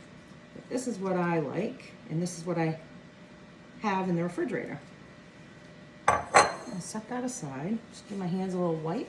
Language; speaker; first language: English; native; English